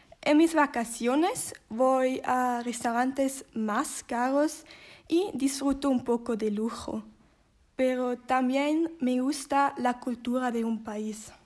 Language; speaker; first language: Spanish; non-native, learner; Swiss German